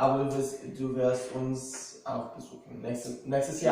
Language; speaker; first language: German; non-native, fluent; Portuguese